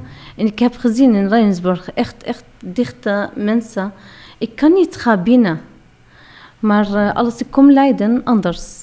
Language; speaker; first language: Dutch; non-native, learner; Arabic